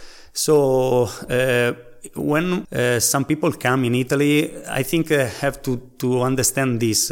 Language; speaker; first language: English; non-native, learner; Italian